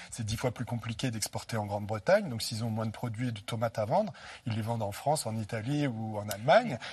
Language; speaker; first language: French; native; French